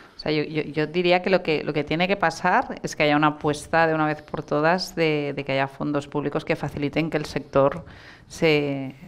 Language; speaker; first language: Spanish; non-native, local second language; Catalan